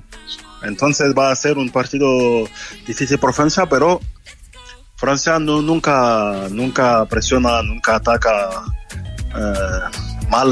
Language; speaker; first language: Spanish; non-native, learner; French